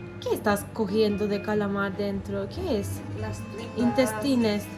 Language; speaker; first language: Spanish; non-native, fluent; Turkish